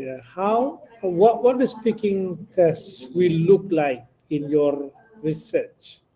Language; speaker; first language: English; non-native, local second language; Indonesian